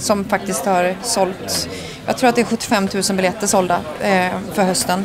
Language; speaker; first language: Swedish; native; Swedish